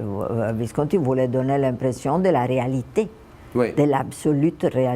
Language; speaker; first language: French; non-native, fluent; Italian